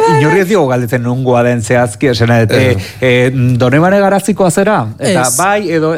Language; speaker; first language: Basque; native; Basque